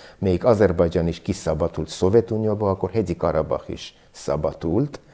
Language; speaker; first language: Hungarian; non-native, learner; Armenian